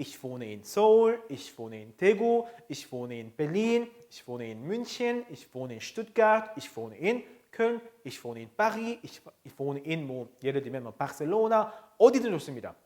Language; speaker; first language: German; non-native, fluent; Korean